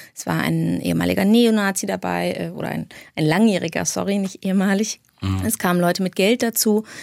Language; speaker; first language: German; native; German